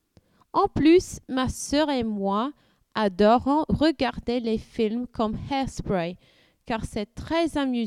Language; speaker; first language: French; non-native, learner; English